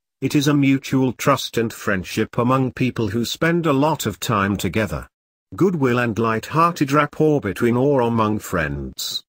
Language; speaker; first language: English; non-native, local second language; Filipino